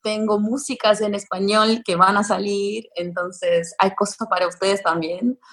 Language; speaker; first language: Spanish; non-native, fluent; Portuguese